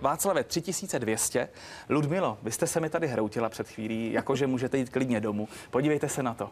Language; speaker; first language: Czech; native; Czech